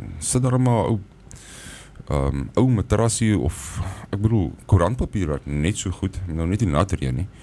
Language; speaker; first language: Afrikaans; native; Afrikaans